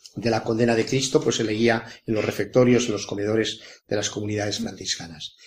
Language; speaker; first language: Spanish; native; Spanish